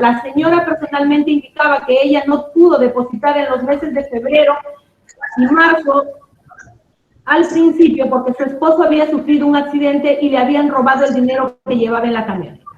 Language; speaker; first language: Spanish; native; Spanish